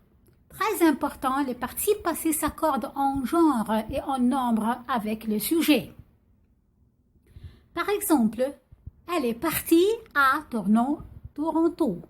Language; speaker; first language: French; non-native, fluent; Arabic